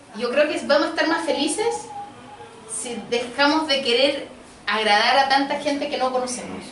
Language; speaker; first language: Spanish; early bilingual, other home language; Portuguese